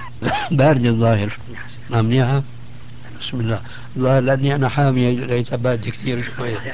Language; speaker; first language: Arabic; native; Arabic